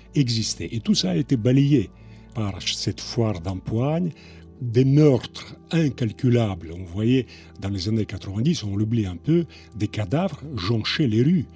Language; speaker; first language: French; non-native, fluent; Russian